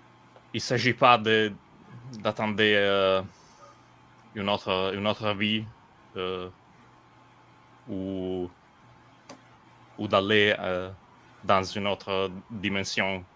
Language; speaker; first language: French; non-native, fluent; Italian